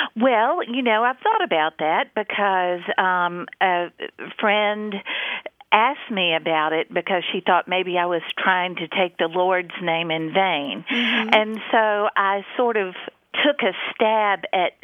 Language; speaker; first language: English; native; English